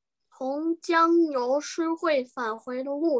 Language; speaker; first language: Chinese; early bilingual, heritage; Chinese